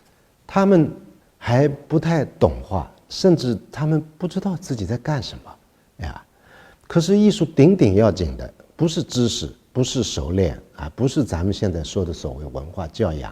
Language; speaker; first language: Chinese; native; Chinese